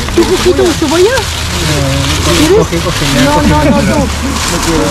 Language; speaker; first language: Spanish; non-native, learner; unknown